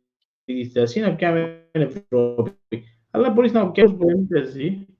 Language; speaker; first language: Greek; early bilingual, heritage; Greek